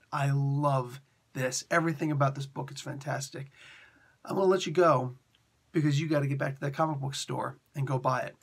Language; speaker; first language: English; native; English